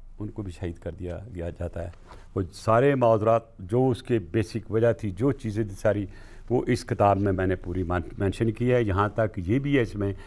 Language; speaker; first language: Urdu; non-native, local second language; Punjabi